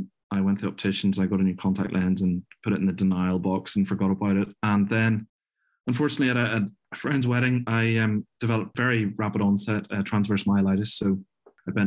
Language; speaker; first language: English; native; English